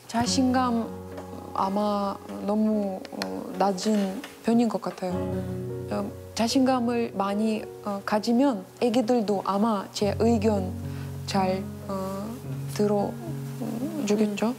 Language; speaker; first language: Korean; non-native, learner; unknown